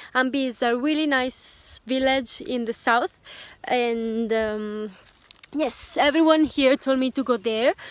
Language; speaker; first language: English; non-native, fluent; Italian